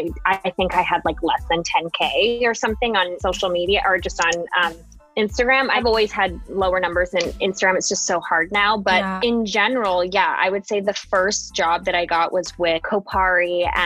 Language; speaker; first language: English; native; English